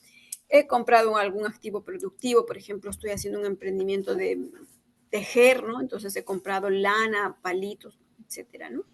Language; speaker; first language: Spanish; native; Spanish